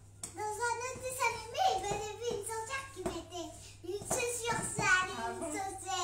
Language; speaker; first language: French; native; French